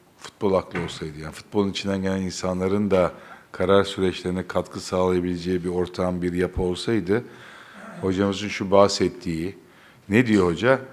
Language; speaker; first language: Turkish; native; Turkish